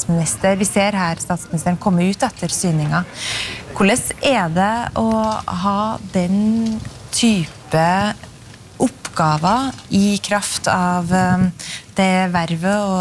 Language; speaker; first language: Norwegian; native; Norwegian